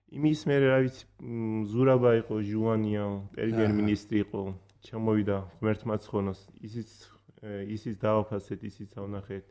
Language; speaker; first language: Georgian; early bilingual, heritage; Georgian